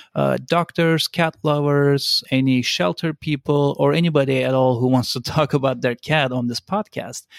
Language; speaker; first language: English; non-native, fluent; Turkish